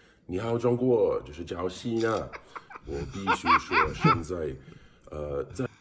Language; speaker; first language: Chinese; non-native, learner; English